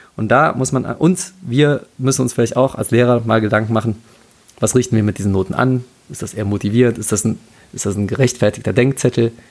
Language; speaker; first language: German; native; German